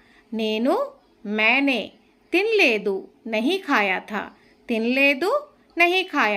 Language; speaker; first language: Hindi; non-native, local second language; Telugu